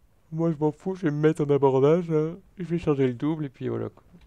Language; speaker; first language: French; native; French